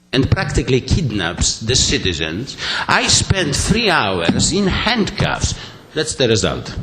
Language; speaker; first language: English; non-native, fluent; Polish